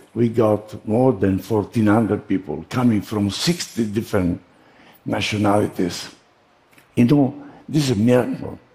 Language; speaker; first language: English; non-native, fluent; Italian